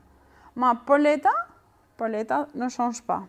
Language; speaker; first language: French; non-native, learner; Albanian